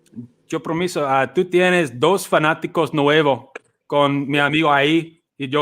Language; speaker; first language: Spanish; non-native, learner; English